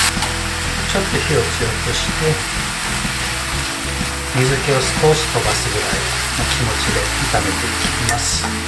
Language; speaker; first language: Japanese; native; Japanese